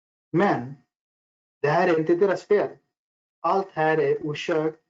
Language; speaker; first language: Swedish; non-native, fluent; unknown